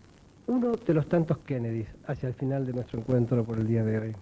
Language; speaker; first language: Spanish; native; Spanish